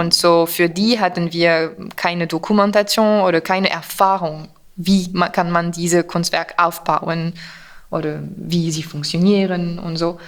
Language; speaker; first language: German; non-native, fluent; French